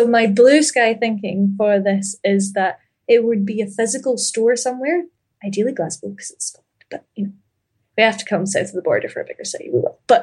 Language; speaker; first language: English; native; English